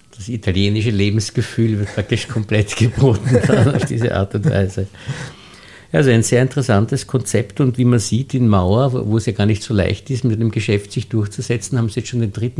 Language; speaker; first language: German; native; German